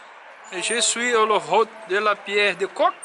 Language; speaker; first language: French; non-native, learner; Portuguese